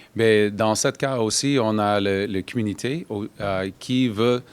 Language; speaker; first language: French; non-native, learner; English